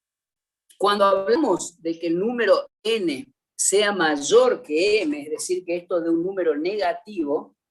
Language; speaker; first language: Spanish; native; Spanish